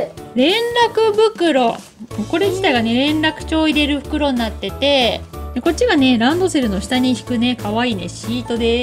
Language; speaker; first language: Japanese; native; Japanese